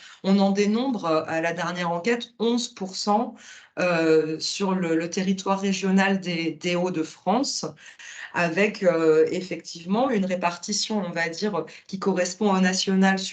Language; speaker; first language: French; native; French